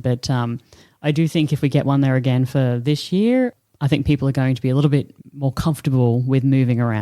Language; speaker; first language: English; native; English